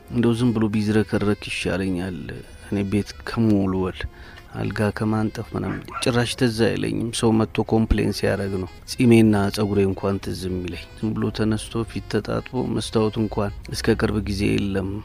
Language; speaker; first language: Amharic; native; Amharic